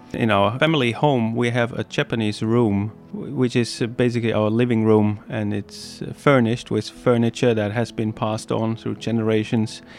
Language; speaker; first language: English; non-native, fluent; German